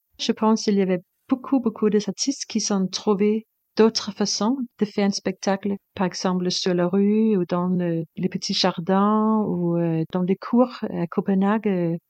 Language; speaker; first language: French; non-native, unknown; Danish